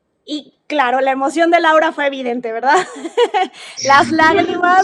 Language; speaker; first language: Spanish; native; Spanish